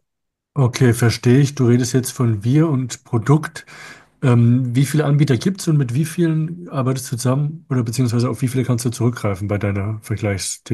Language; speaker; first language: German; native; German